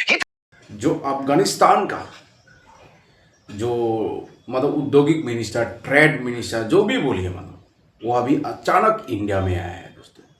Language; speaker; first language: Hindi; non-native, local second language; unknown